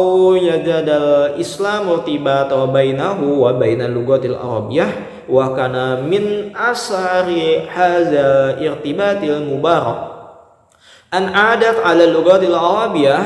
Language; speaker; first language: Arabic; non-native, learner; Indonesian